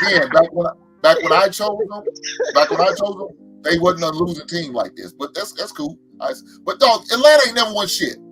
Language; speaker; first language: English; native; English